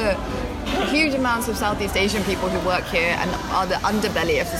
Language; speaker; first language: English; early bilingual, other home language; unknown